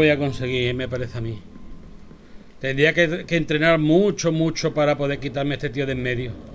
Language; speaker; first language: Spanish; native; Spanish